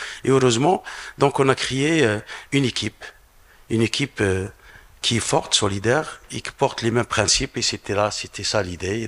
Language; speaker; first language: French; non-native, local second language; Arabic